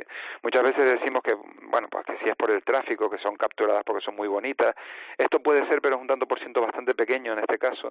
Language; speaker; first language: Spanish; native; Spanish